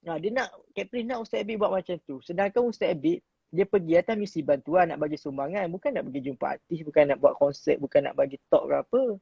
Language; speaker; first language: Malay; native; Malay